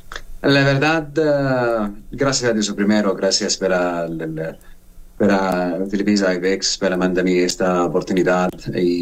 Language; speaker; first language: Spanish; non-native, learner; Arabic